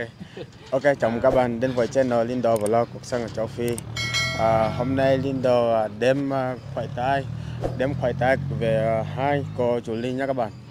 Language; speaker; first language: Vietnamese; non-native, learner; Portuguese